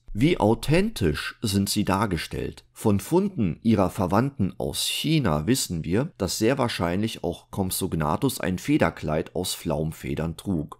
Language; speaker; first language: German; native; German